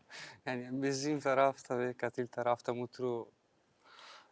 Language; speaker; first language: Turkish; non-native, fluent; Italian